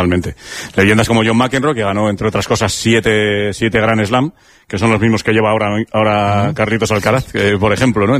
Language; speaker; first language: Spanish; native; Spanish